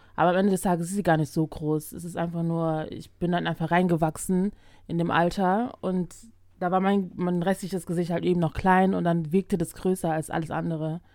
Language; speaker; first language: German; early bilingual, other home language; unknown